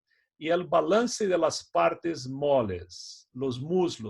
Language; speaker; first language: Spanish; non-native, fluent; Portuguese